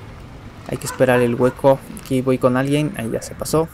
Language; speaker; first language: Spanish; native; Spanish